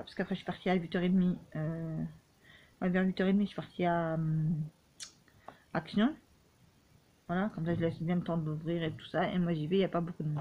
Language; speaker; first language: French; native; French